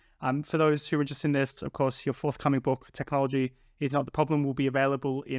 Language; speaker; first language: English; native; English